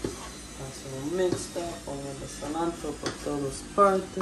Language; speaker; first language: Spanish; non-native, learner; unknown